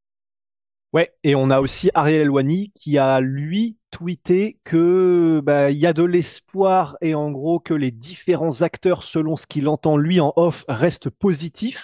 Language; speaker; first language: French; native; French